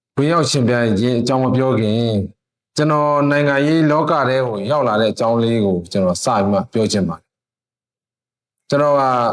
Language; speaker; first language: Burmese; non-native, local second language; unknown